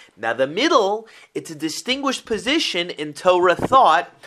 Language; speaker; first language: English; native; English